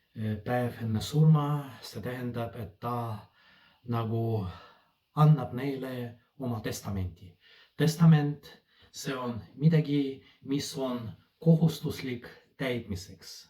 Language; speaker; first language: Estonian; non-native, fluent; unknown